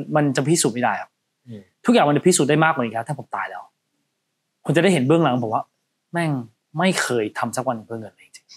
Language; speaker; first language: Thai; early bilingual, heritage; Cantonese